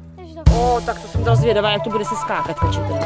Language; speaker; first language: Czech; native; Czech